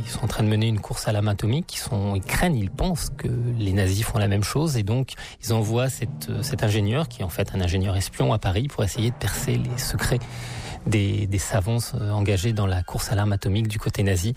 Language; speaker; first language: French; native; French